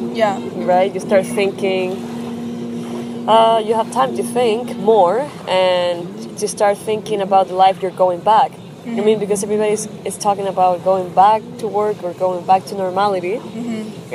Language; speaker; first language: English; non-native, fluent; Spanish